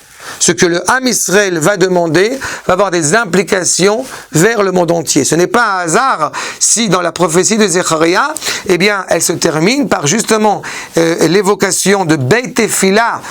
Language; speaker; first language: French; native; French